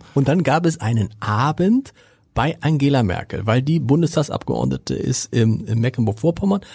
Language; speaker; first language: German; native; German